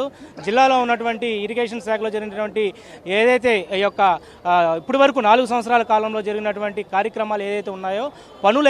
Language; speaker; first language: Telugu; native; Telugu